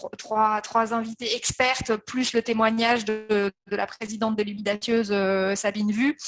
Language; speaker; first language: French; native; French